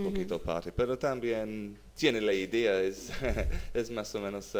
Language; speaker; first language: Spanish; non-native, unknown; English